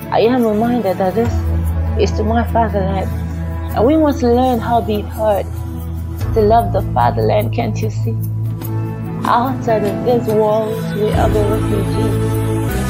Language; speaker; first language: English; non-native, local second language; Hausa